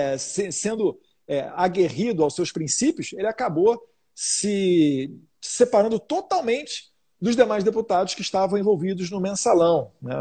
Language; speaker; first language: Portuguese; native; Portuguese